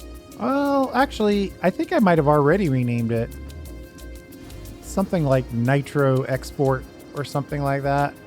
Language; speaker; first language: English; native; English